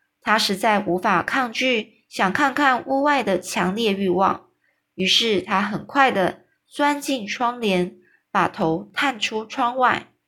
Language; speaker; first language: Chinese; native; Chinese